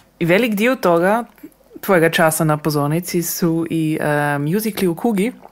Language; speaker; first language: Croatian; native; Croatian